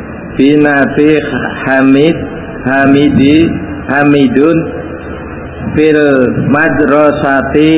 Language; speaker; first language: Arabic; non-native, learner; Indonesian